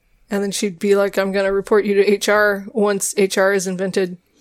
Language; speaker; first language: English; native; English